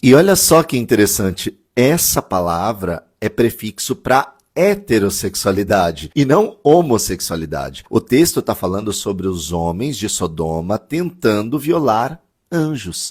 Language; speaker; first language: Portuguese; native; Portuguese